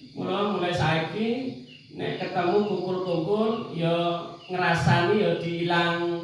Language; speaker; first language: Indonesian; non-native, local second language; Madurese